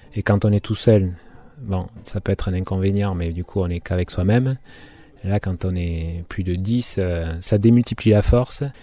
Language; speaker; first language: French; native; French